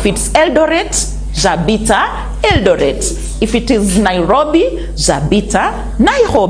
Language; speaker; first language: French; non-native, fluent; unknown